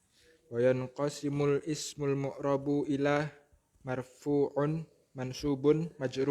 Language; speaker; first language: Arabic; non-native, learner; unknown